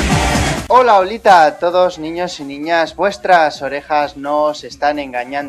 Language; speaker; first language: Spanish; native; Spanish